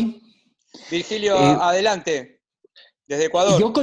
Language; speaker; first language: Spanish; native; Spanish